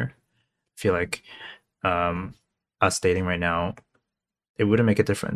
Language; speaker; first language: English; non-native, local second language; Cantonese